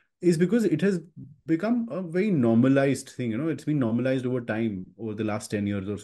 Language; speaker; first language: English; non-native, local second language; Hindi